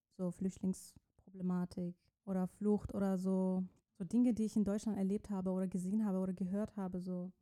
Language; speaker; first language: German; non-native, fluent; Persian